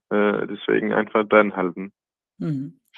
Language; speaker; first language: German; non-native, learner; Danish